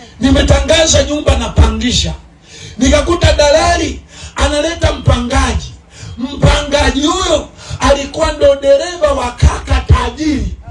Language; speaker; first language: Swahili; native; Swahili